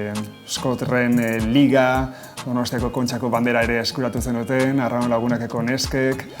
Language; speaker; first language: Basque; native; Basque